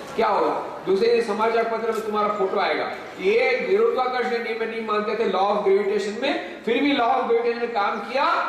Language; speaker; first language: Hindi; non-native, local second language; Gujarati